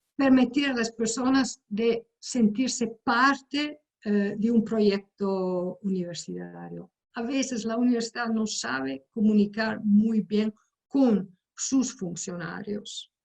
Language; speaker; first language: Spanish; non-native, fluent; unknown